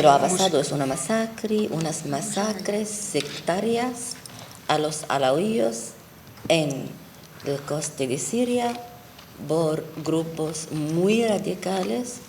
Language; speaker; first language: Spanish; non-native, fluent; Arabic